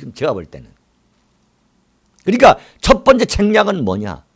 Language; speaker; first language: Korean; native; Korean